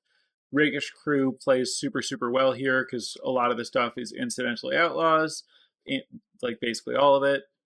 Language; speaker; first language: English; native; English